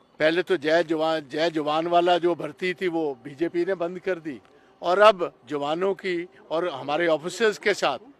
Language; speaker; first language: Hindi; non-native, local second language; Punjabi